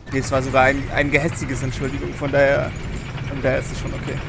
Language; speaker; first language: German; native; German